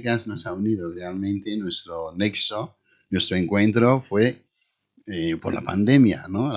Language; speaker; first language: Spanish; non-native, fluent; Haitian Creole